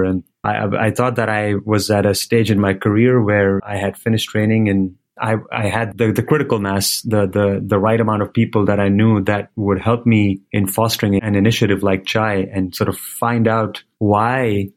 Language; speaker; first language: English; non-native, local second language; Hindi